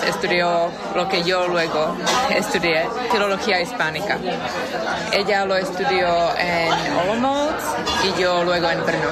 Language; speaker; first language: Spanish; non-native, fluent; Czech